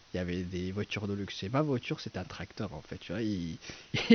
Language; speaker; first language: French; non-native, fluent; Persian